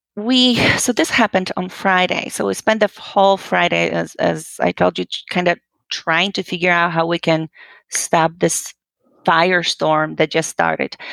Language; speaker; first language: English; non-native, fluent; Polish